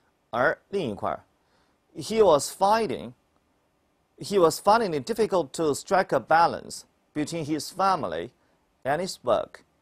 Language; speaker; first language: English; non-native, fluent; Chinese